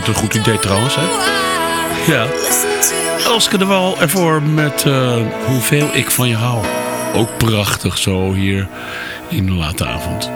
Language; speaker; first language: Dutch; native; Dutch